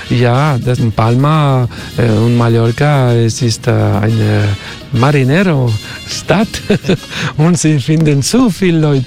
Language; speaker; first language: German; non-native, learner; Spanish